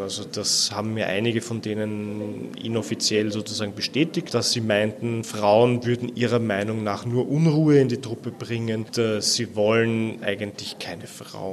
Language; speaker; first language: German; native; German